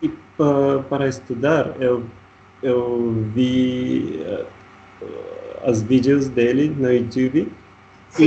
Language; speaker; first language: Portuguese; non-native, learner; Russian